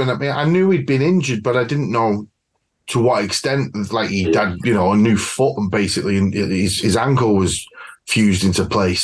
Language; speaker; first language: English; native; English